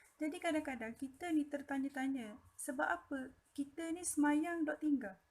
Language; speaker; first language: Malay; native; Malay